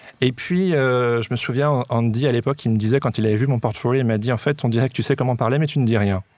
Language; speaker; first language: French; native; French